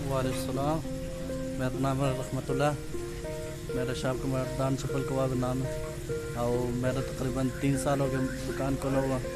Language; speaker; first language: Hindi; non-native, local second language; Pashto